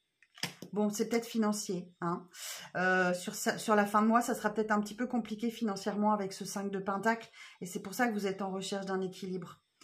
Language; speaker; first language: French; native; French